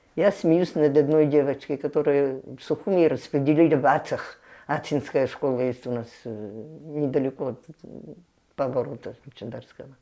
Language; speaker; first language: Russian; non-native, local second language; Abkhazian